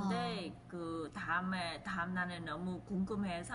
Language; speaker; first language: Korean; non-native, fluent; Vietnamese